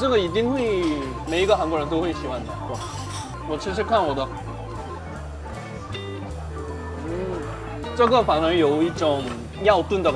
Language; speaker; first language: Chinese; non-native, fluent; Korean